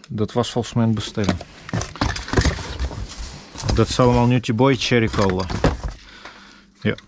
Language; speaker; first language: Dutch; non-native, fluent; Russian